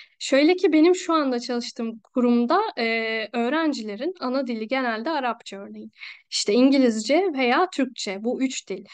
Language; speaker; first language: Turkish; native; Turkish